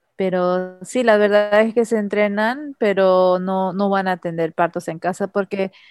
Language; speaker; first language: Spanish; early bilingual, heritage; Spanish